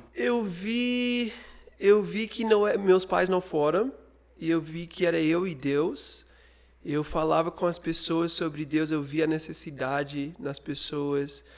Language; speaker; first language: Portuguese; non-native, fluent; English